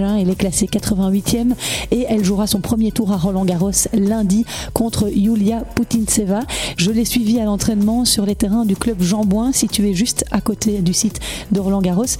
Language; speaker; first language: French; native; French